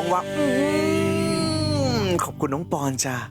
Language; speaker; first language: Thai; native; Thai